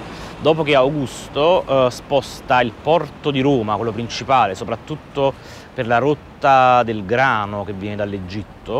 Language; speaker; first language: Italian; native; Italian